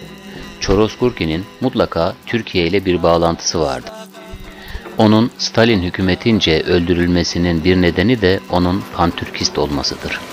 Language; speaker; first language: Turkish; native; Turkish